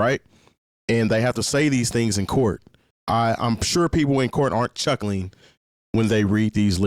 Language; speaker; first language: English; native; English